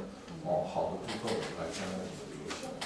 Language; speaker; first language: Chinese; native; Chinese